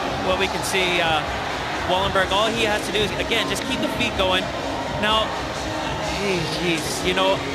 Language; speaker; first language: English; native; English